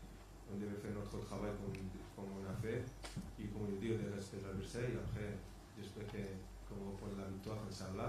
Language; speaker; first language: French; non-native, fluent; Spanish